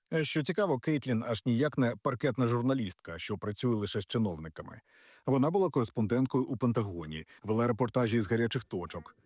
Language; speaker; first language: Ukrainian; native; Ukrainian